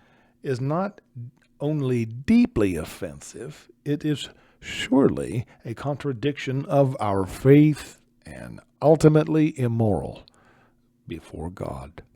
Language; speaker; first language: English; native; English